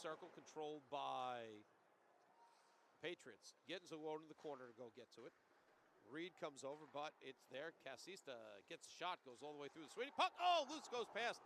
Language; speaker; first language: English; native; English